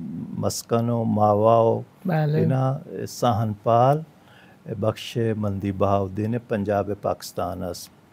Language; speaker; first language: Persian; non-native, fluent; Punjabi